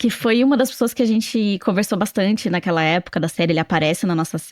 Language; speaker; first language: Portuguese; native; Portuguese